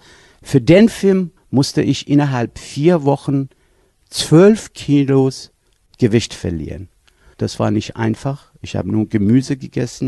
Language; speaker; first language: German; non-native, fluent; Persian